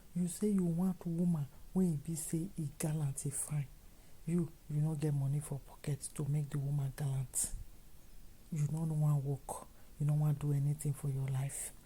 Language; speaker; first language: Nigerian Pidgin; native; Nigerian Pidgin